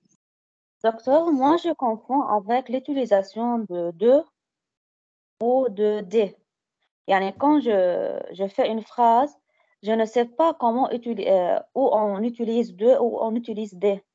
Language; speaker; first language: French; non-native, learner; Arabic